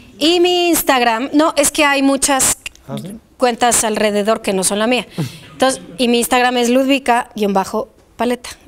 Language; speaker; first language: Spanish; early bilingual, other home language; Polish